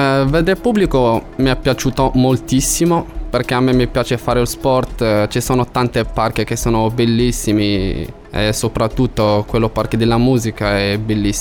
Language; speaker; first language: Italian; non-native, learner; Arabic